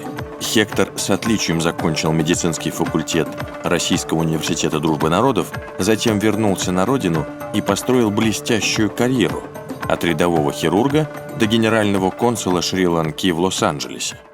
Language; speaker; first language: Russian; native; Russian